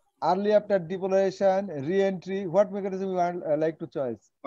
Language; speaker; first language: English; non-native, local second language; Bangla